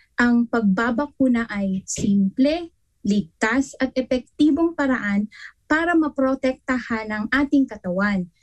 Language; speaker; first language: Filipino; non-native, local second language; Iloko